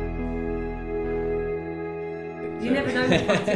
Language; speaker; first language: English; native; English